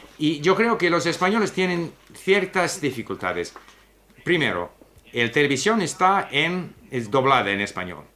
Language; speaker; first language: Spanish; non-native, fluent; English